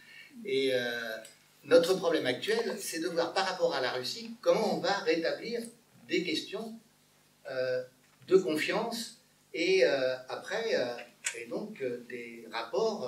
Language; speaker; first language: French; native; French